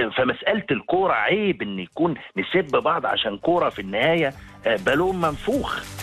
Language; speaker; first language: Arabic; native; Arabic